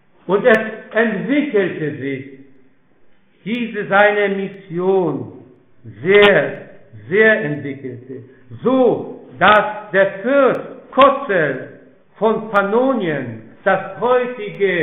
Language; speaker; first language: German; non-native, fluent; Polish